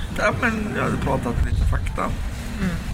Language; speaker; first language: Swedish; early bilingual, other home language; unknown